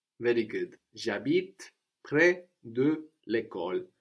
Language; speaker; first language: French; non-native, fluent; English